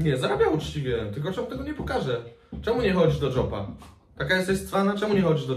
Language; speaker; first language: Polish; native; Polish